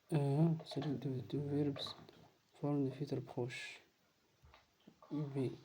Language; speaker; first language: French; non-native, learner; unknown